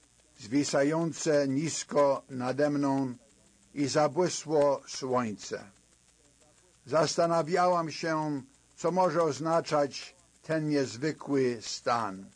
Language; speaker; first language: Polish; native; Polish